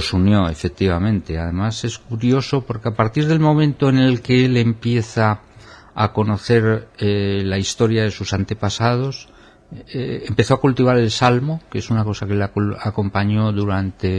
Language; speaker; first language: Spanish; native; Spanish